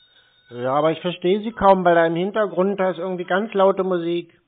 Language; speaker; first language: German; native; German